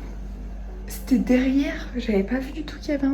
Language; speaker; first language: French; native; French